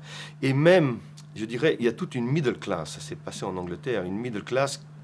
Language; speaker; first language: French; native; French